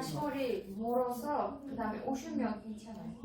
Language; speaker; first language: Korean; non-native, learner; Uzbek